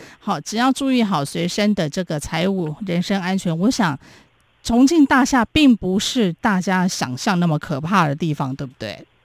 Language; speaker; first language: Chinese; native; Chinese